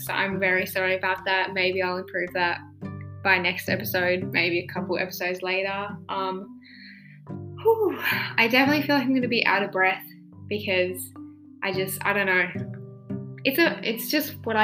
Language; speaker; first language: English; native; English